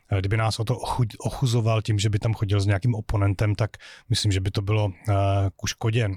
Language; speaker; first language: Czech; native; Czech